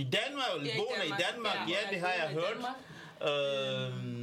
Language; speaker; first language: Danish; non-native, learner; French